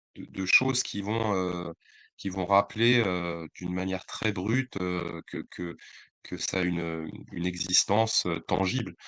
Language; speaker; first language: French; native; French